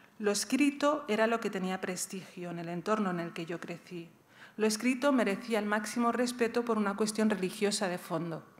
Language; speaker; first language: Spanish; early bilingual, other home language; Riffian